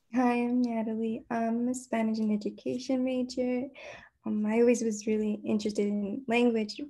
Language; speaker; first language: English; native; English